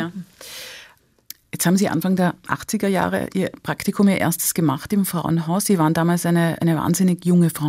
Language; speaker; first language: German; native; German